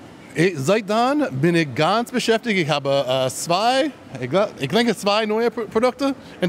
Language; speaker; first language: German; non-native, learner; English